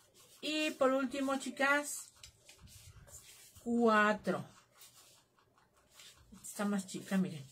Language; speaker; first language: Spanish; native; Spanish